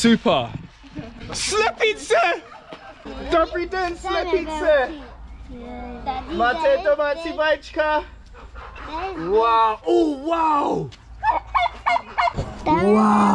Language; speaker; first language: Czech; non-native, learner; English